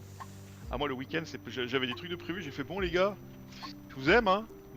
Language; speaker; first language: French; native; French